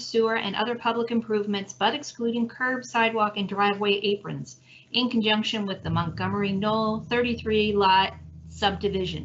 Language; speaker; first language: English; native; English